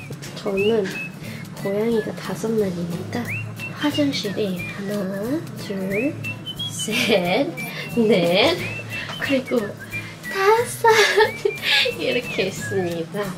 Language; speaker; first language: Korean; non-native, fluent; Thai